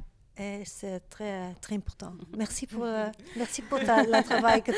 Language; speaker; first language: French; non-native, learner; Dutch